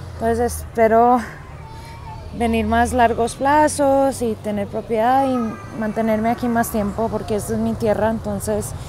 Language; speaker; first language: Spanish; early bilingual, heritage; Spanish